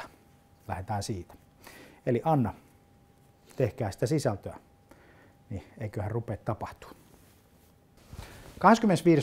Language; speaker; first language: Finnish; native; Finnish